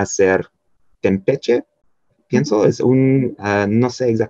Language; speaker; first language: Spanish; non-native, fluent; English